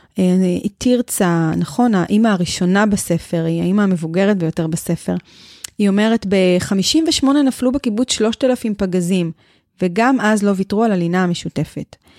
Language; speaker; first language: Hebrew; native; Hebrew